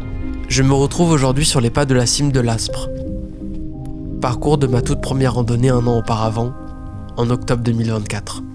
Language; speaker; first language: French; native; French